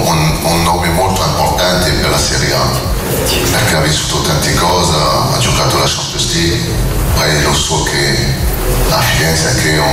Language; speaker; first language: Italian; non-native, learner; French